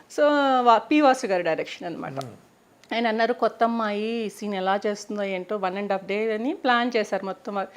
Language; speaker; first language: Telugu; native; Telugu